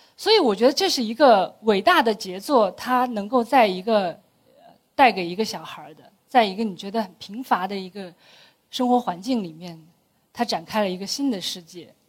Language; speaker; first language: Chinese; native; Chinese